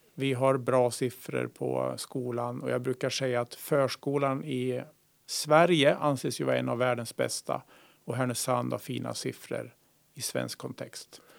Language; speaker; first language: Swedish; native; Swedish